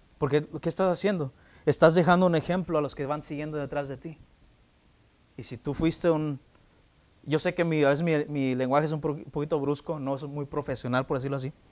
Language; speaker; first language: Spanish; early bilingual, heritage; Spanish